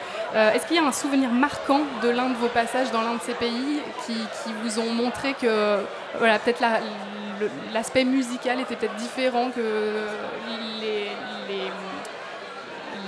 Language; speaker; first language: French; native; French